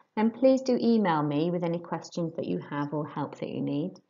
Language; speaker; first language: English; native; English